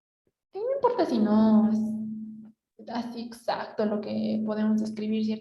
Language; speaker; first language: Spanish; native; Spanish